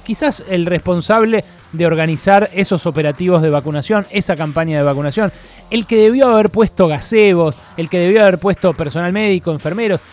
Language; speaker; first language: Spanish; native; Spanish